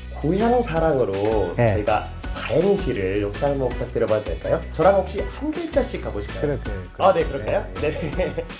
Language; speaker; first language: Korean; native; Korean